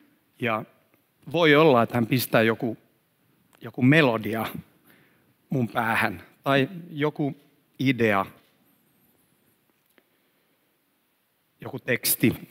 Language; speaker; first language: Finnish; non-native, fluent; Swedish